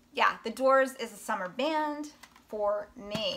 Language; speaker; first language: English; native; English